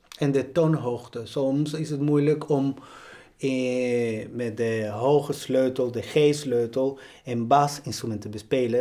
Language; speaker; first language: Dutch; non-native, fluent; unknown